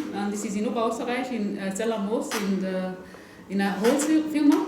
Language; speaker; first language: German; non-native, learner; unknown